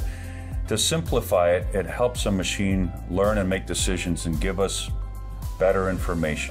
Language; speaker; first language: English; native; English